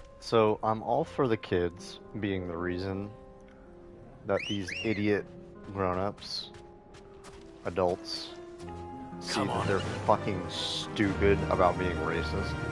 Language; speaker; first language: English; native; English